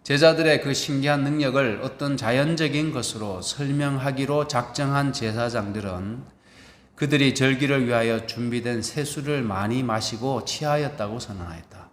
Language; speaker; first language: Korean; native; Korean